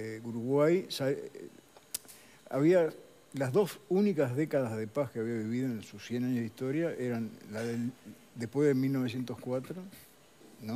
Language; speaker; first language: Spanish; native; Spanish